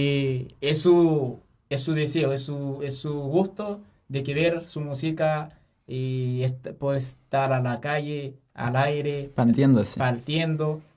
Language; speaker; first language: Spanish; non-native, learner; Haitian Creole